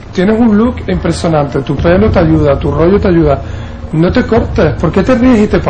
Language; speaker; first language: Spanish; native; Spanish